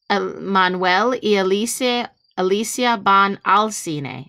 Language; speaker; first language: Spanish; non-native, fluent; English